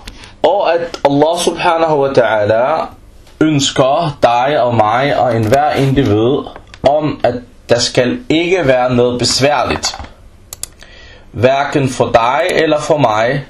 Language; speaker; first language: Danish; non-native, fluent; Arabic